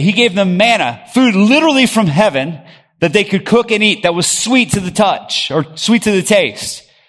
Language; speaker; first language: English; early bilingual, other home language; Spanish